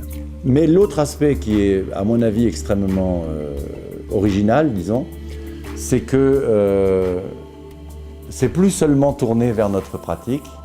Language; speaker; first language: French; native; French